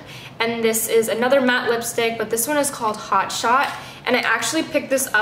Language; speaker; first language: English; native; English